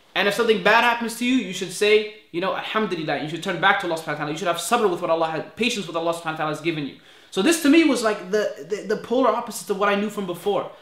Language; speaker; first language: English; native; English